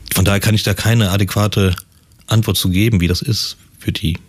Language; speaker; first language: German; early bilingual, other home language; Persian